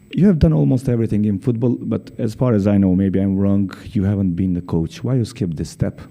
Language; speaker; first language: English; non-native, fluent; Albanian